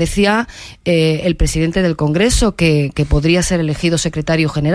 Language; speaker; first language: Spanish; native; Spanish